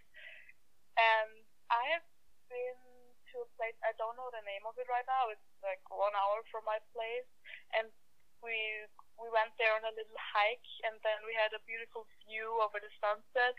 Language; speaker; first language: English; non-native, fluent; German